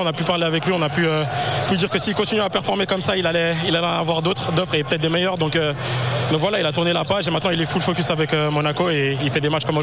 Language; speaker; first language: French; native; French